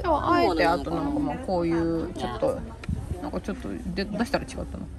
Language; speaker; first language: Japanese; native; Japanese